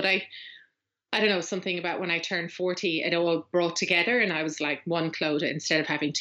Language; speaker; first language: English; native; English